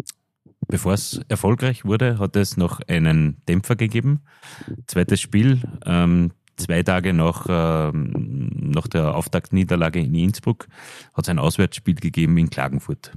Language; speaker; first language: German; native; German